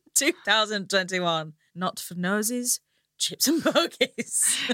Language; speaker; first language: English; native; English